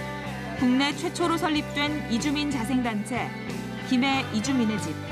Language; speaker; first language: Korean; native; Korean